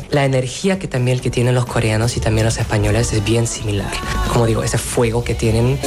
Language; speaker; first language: Spanish; non-native, fluent; Korean